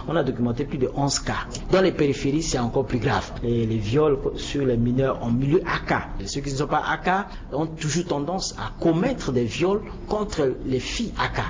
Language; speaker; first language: French; non-native, local second language; Sango